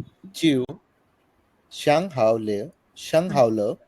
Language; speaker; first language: Chinese; non-native, learner; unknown